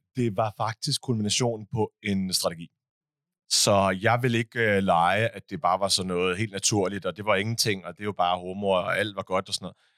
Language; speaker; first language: Danish; early bilingual, other home language; Arabic